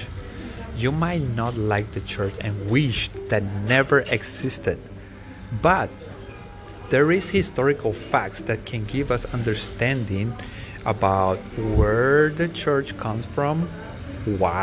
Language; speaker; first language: English; non-native, fluent; Spanish